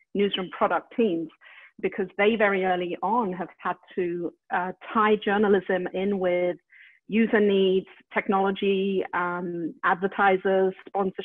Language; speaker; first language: English; native; English